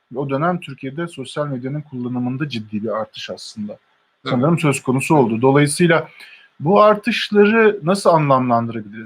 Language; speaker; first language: Turkish; native; Turkish